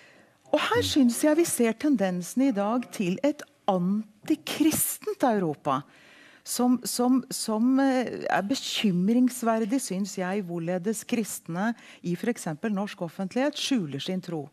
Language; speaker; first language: Norwegian; early bilingual, heritage; Norwegian